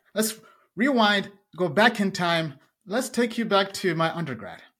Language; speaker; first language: English; early bilingual, other home language; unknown